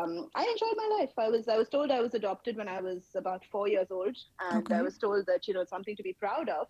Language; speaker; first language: English; non-native, local second language; Bangla